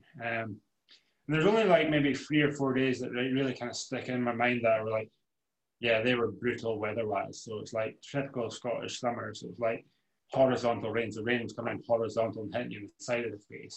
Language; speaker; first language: English; native; English